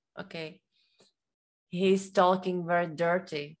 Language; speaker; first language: English; non-native, learner; Czech